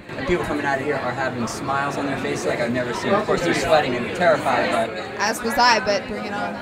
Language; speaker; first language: English; native; English